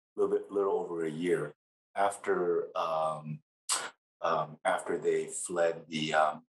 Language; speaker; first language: English; native; English